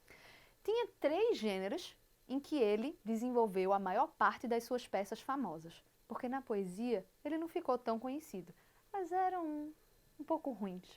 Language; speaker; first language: Portuguese; native; Portuguese